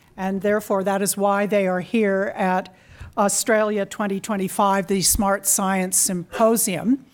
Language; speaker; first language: English; native; English